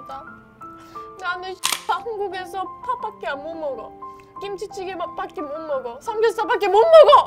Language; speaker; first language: Korean; non-native, learner; Italian